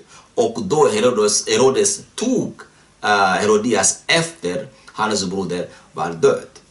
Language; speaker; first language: Swedish; non-native, fluent; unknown